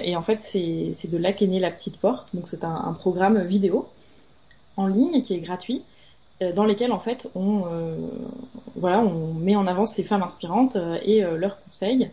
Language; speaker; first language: French; native; French